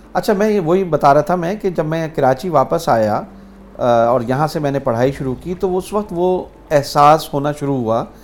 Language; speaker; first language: Urdu; native; Urdu